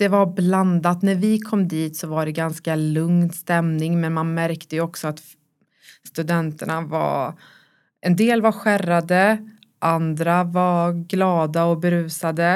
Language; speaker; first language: Swedish; native; Swedish